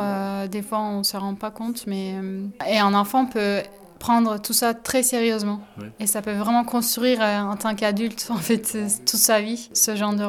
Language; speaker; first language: French; non-native, fluent; Turkish